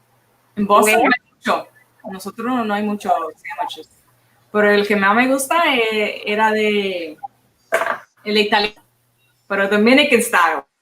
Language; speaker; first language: Spanish; early bilingual, heritage; Spanish